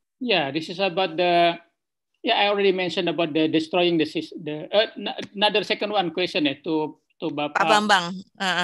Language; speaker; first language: English; non-native, fluent; Indonesian